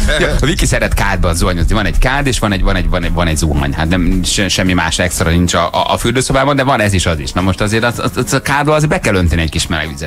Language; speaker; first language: Hungarian; native; Hungarian